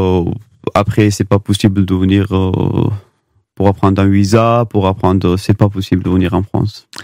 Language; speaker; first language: French; non-native, learner; Pashto